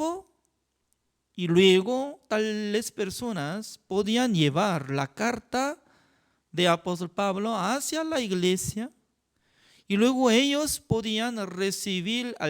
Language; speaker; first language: Spanish; non-native, fluent; Korean